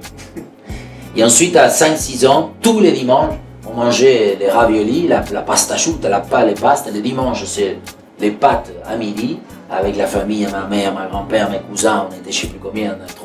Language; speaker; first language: French; non-native, fluent; Spanish